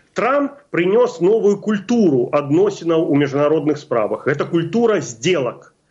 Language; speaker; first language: Belarusian; non-native, local second language; Russian